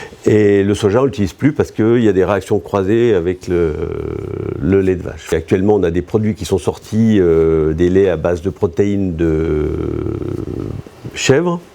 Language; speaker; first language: French; native; French